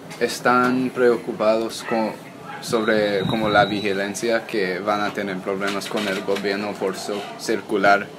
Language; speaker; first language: Spanish; non-native, learner; English